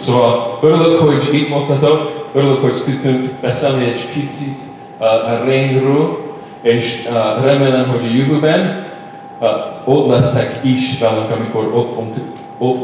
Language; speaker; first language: Hungarian; non-native, learner; English